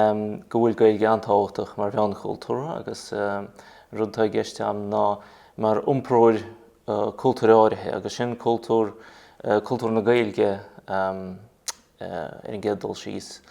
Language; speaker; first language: Irish; non-native, fluent; Russian